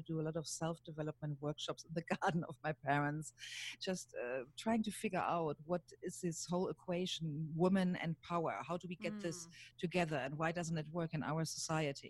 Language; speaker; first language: English; non-native, fluent; German